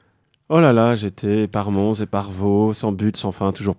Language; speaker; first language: French; native; French